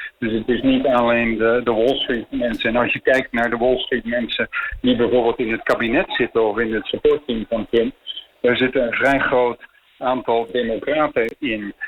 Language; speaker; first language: Dutch; native; Dutch